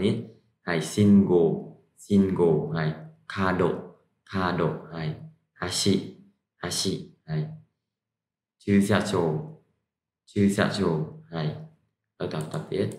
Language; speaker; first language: Japanese; non-native, fluent; Khmer